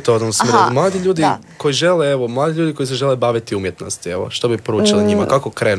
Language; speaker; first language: Serbian; native; Serbian